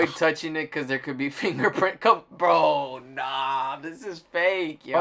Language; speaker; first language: English; native; English